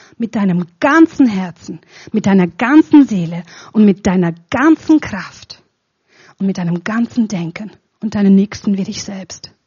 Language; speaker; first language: German; non-native, fluent; Romanian